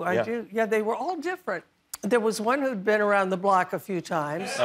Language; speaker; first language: English; native; English